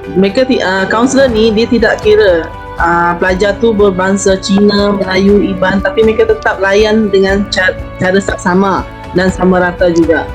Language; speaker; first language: Malay; native; Malay